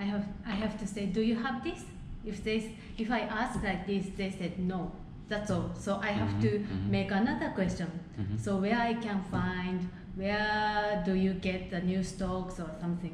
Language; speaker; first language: English; non-native, fluent; Japanese